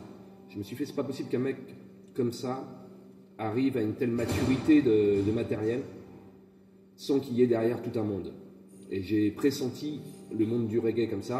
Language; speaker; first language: French; native; French